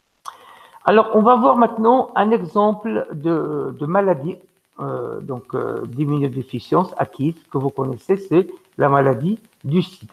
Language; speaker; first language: French; non-native, local second language; Arabic